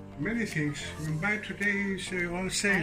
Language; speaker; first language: English; non-native, learner; Greek